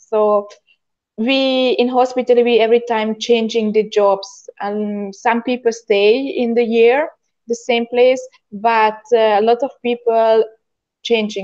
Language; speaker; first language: English; non-native, learner; Hungarian